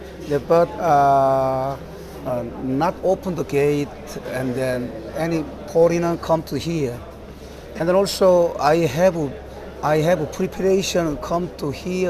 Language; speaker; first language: English; non-native, learner; Korean